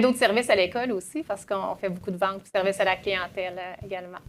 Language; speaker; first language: French; native; French